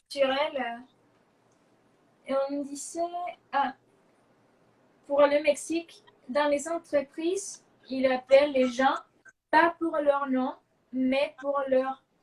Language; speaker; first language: French; non-native, fluent; Spanish